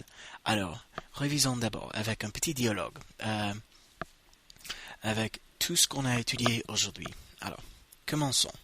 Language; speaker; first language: French; non-native, fluent; English